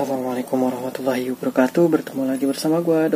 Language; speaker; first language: Indonesian; native; Indonesian